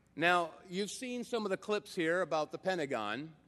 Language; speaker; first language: English; native; English